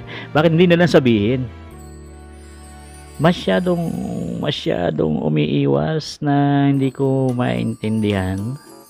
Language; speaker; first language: Filipino; native; Filipino